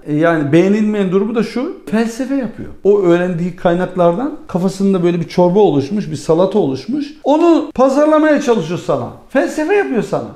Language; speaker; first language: Turkish; early bilingual, heritage; Turkish